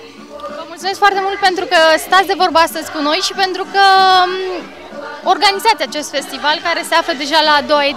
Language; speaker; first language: Romanian; native; Romanian